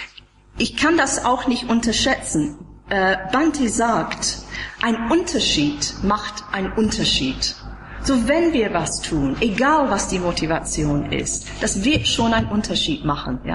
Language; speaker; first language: German; non-native, fluent; English